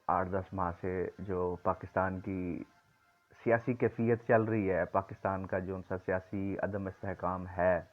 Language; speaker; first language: Urdu; non-native, local second language; Punjabi